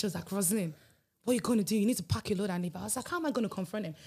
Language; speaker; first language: English; native; English